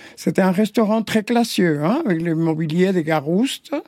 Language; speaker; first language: French; non-native, fluent; Spanish